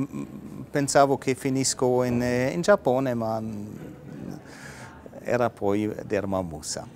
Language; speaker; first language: Italian; non-native, fluent; German